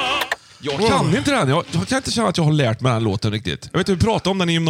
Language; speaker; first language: Swedish; native; Swedish